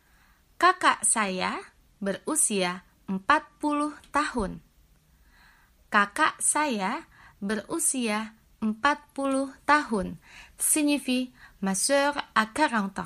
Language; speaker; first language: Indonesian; non-native, fluent; French